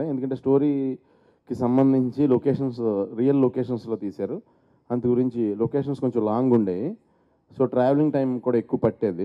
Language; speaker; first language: Telugu; native; Telugu